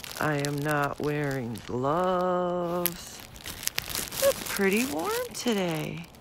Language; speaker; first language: English; native; English